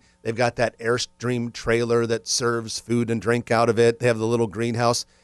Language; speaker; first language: English; native; English